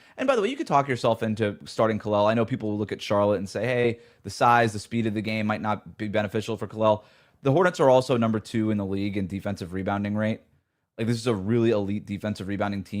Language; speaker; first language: English; native; English